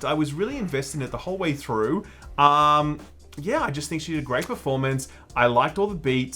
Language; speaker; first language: English; native; English